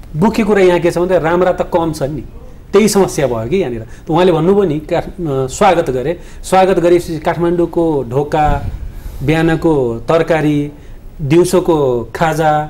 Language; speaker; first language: Nepali; non-native, local second language; Maithili